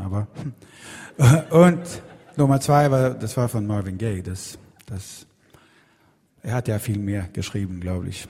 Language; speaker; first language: German; non-native, learner; Swedish